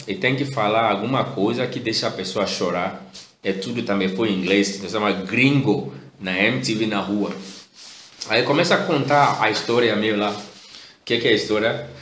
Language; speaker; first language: Portuguese; non-native, fluent; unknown